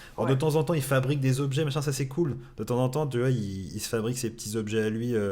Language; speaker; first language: French; native; French